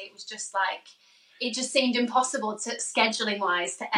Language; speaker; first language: English; native; English